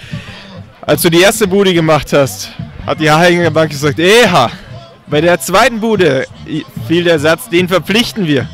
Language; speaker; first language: German; native; German